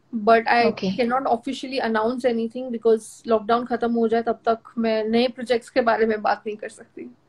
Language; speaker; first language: Hindi; non-native, local second language; Gujarati